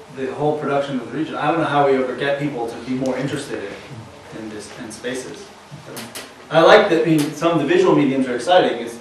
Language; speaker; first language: English; native; English